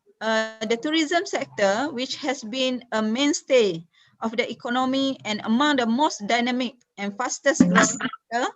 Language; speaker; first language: English; non-native, local second language; Malay